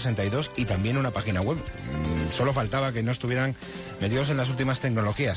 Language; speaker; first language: Spanish; native; Spanish